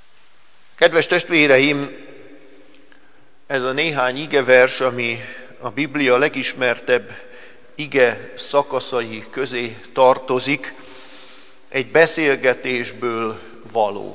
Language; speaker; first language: Hungarian; native; Hungarian